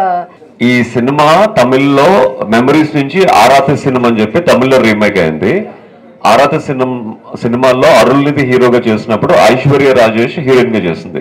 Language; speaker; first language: Telugu; native; Telugu